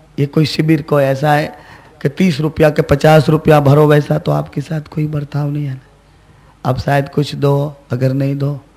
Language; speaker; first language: Hindi; non-native, local second language; Gujarati